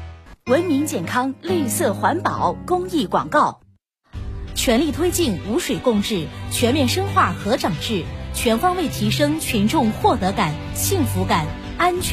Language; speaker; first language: Chinese; native; Chinese